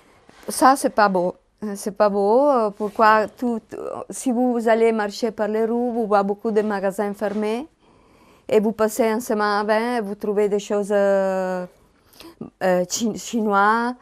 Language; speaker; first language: French; non-native, learner; Italian